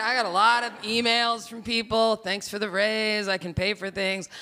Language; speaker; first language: English; native; English